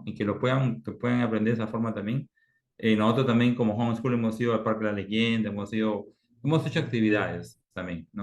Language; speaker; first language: Spanish; native; Spanish